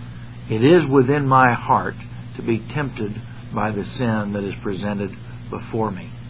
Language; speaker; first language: English; native; English